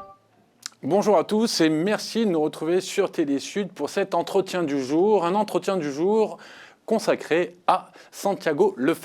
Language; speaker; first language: French; native; French